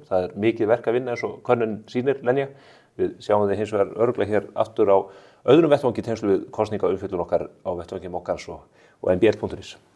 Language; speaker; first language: Icelandic; native; Icelandic